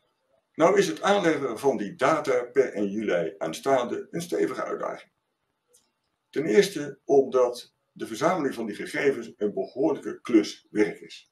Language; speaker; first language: Dutch; native; Dutch